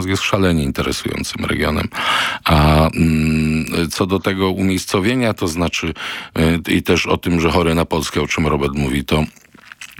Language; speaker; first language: Polish; non-native, local second language; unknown